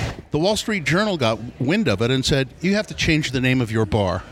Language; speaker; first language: English; native; English